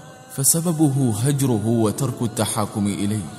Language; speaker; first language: Arabic; native; Arabic